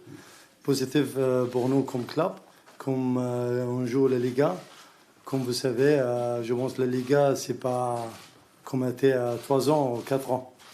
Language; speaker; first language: French; non-native, learner; Arabic